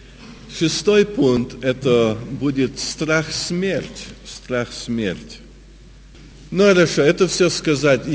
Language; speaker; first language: Russian; early bilingual, heritage; Russian